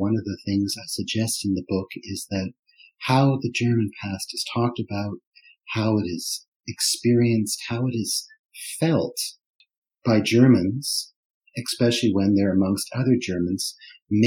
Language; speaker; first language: English; non-native, fluent; German